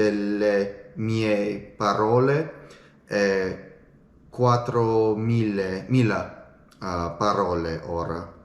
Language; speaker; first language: Italian; non-native, learner; English